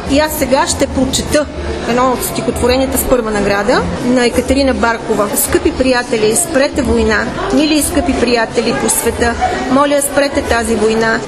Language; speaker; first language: Bulgarian; native; Bulgarian